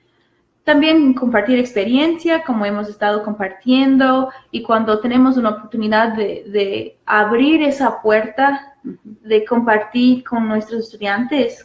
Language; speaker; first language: Spanish; non-native, fluent; English